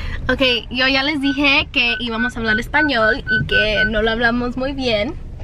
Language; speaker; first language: Spanish; early bilingual, heritage; Spanish